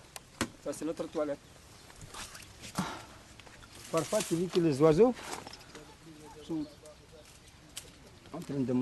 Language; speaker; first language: French; non-native, local second language; Arabic